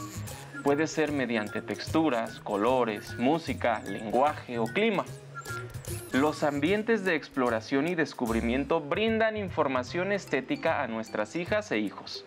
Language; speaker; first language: Spanish; native; Spanish